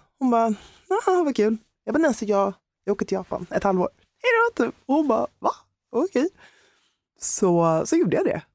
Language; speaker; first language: Swedish; native; Swedish